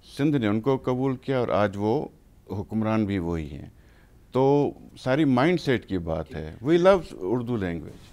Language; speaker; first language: Urdu; non-native, local second language; Sindhi